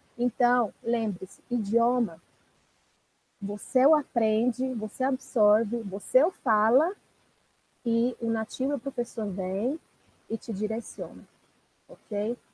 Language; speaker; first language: Portuguese; non-native, fluent; Italian